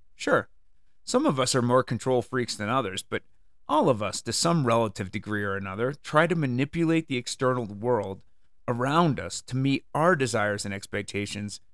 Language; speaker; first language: English; native; English